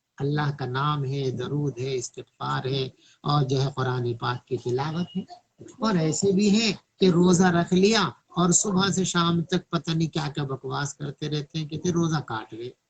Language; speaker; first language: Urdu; native; Urdu